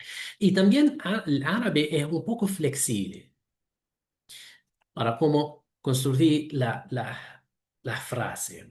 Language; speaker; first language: Spanish; non-native, fluent; Arabic